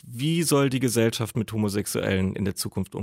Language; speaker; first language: German; native; German